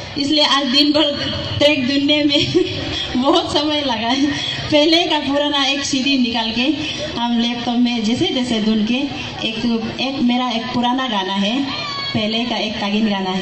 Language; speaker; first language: Hindi; non-native, local second language; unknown